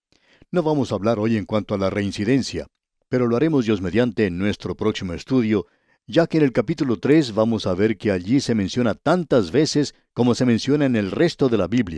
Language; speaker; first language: Spanish; native; Spanish